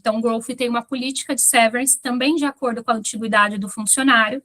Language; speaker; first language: Portuguese; native; Portuguese